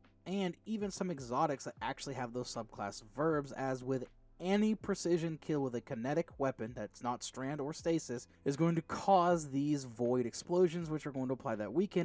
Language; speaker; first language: English; native; English